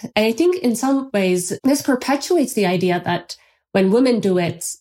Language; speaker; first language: English; non-native, fluent; Turkish